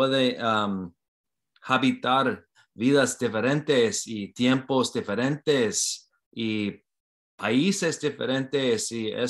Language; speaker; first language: Spanish; non-native, learner; English